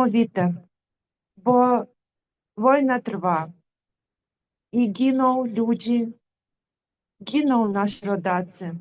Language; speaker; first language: Polish; non-native, fluent; Ukrainian